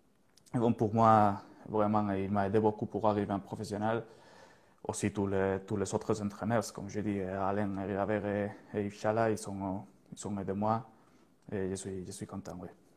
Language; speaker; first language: French; non-native, learner; Spanish